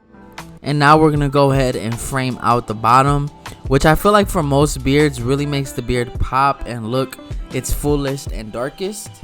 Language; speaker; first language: English; native; English